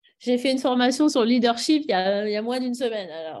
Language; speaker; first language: French; native; French